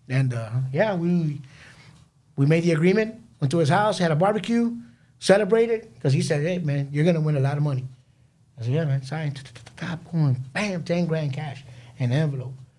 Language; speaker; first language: English; early bilingual, other home language; Spanish